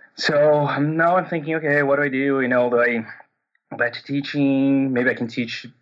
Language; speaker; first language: English; non-native, fluent; Portuguese